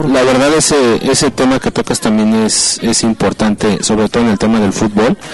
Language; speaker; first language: Spanish; native; Spanish